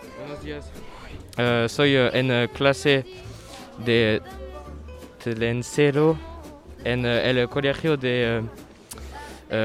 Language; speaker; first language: Spanish; non-native, learner; French